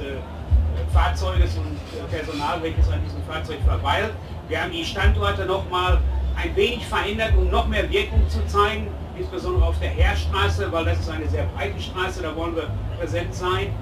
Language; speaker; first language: German; native; German